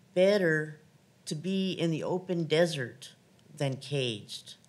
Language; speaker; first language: English; native; English